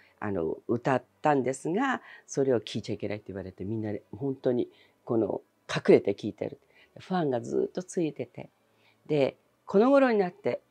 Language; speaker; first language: Japanese; early bilingual, other home language; Chinese